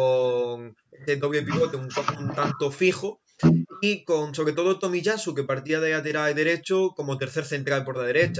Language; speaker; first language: Spanish; native; Spanish